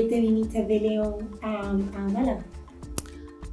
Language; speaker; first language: Spanish; native; Spanish